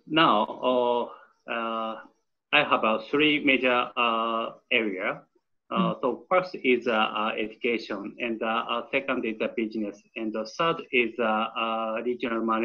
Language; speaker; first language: English; non-native, learner; Japanese